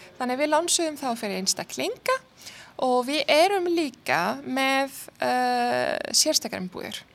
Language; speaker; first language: Icelandic; non-native, fluent; Arabic